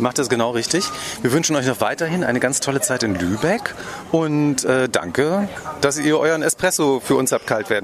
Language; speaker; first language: German; native; German